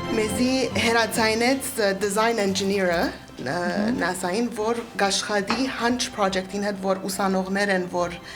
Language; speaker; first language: Armenian; early bilingual, heritage; Armenian